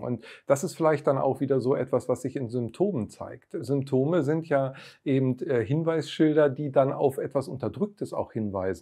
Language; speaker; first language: German; native; German